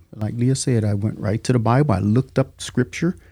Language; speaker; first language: English; native; English